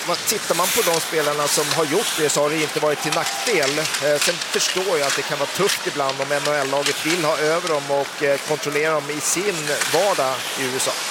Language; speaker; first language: Swedish; native; Swedish